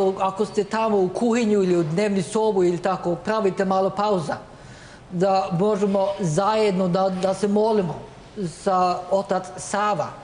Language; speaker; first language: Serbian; non-native, learner; Norwegian